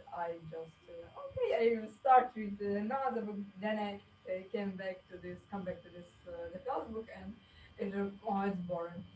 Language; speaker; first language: English; non-native, learner; Ukrainian